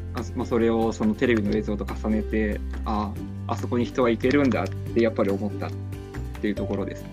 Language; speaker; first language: Japanese; early bilingual, heritage; Japanese